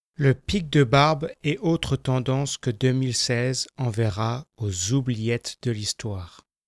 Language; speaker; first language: French; non-native, fluent; English